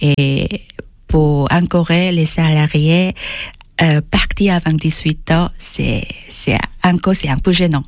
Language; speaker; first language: French; non-native, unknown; Korean